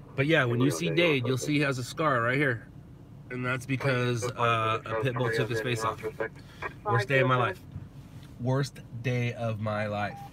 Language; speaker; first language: English; native; English